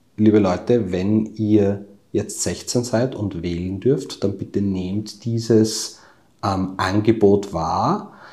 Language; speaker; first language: German; native; German